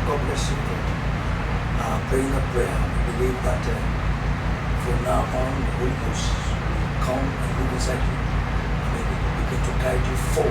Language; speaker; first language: English; non-native, local second language; Yoruba